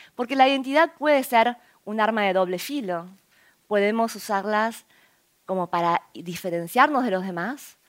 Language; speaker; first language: Spanish; early bilingual, other home language; Korean